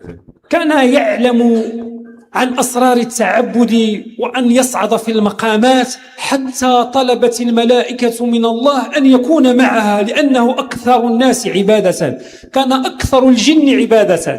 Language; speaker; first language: Arabic; native; Arabic